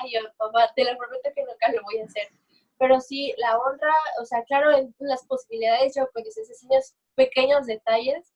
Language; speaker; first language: Spanish; native; Spanish